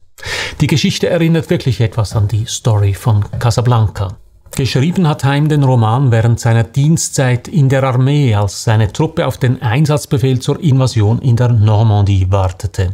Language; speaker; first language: German; native; German